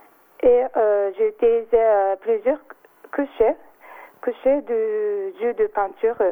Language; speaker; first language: French; non-native, learner; Japanese